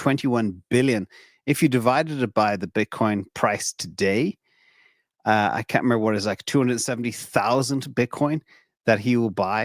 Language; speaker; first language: English; native; English